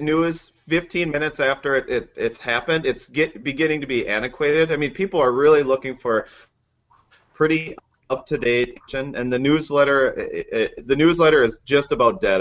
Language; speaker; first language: English; native; English